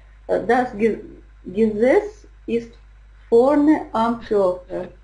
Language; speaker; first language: German; non-native, learner; Russian